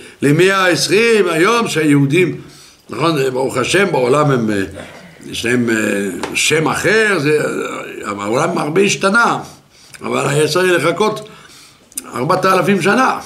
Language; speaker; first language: Hebrew; non-native, fluent; French